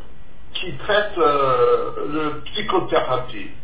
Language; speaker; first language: French; non-native, fluent; English